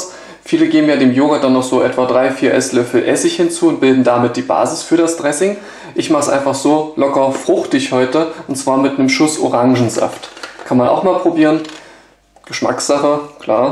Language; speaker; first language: German; native; German